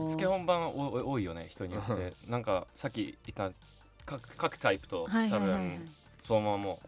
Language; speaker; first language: Japanese; native; Japanese